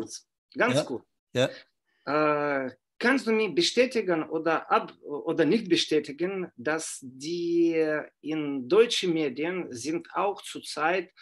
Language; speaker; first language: German; non-native, fluent; Russian